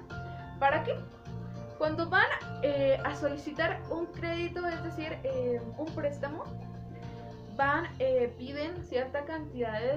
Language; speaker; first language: Spanish; native; Spanish